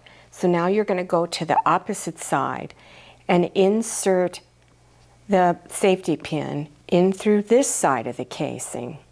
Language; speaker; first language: English; native; English